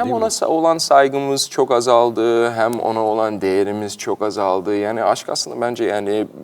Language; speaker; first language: Turkish; early bilingual, heritage; Turkish